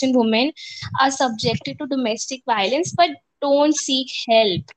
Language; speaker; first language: English; non-native, local second language; Hindi